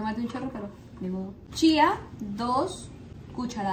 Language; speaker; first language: Spanish; native; Spanish